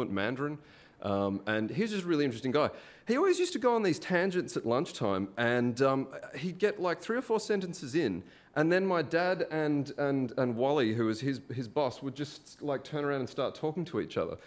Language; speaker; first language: English; native; English